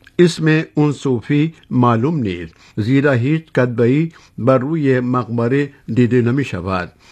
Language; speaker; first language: Persian; non-native, fluent; Urdu